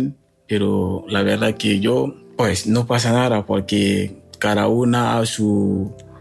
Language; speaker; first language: Spanish; non-native, learner; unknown